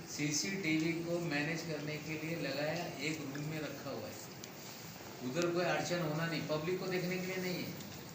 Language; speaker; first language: Hindi; non-native, local second language; Marathi